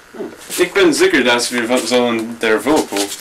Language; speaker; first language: German; non-native, learner; English